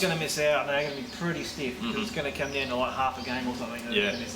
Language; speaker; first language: English; native; English